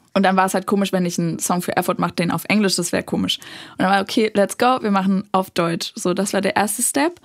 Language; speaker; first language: German; native; German